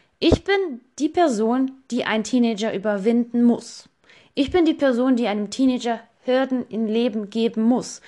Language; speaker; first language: German; non-native, fluent; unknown